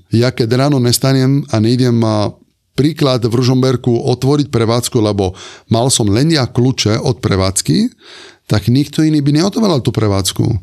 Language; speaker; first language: Slovak; non-native, fluent; Italian